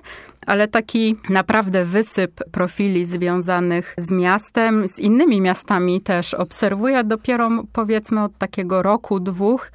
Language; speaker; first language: Polish; native; Polish